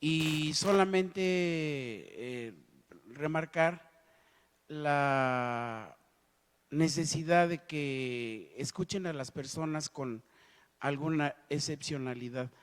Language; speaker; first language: Spanish; native; Spanish